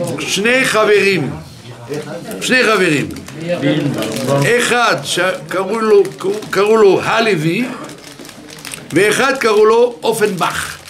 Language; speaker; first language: Hebrew; non-native, fluent; French